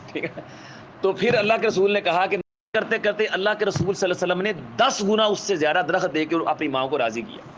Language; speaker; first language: Urdu; non-native, local second language; Punjabi